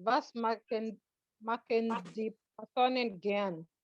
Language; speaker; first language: German; non-native, learner; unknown